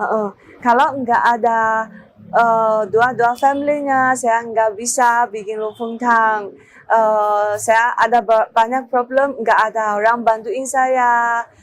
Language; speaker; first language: Indonesian; non-native, learner; Chinese